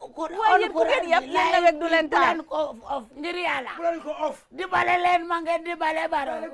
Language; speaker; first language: Wolof; native; Wolof